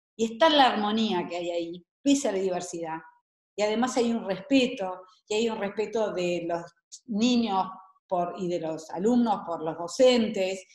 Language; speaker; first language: Spanish; native; Spanish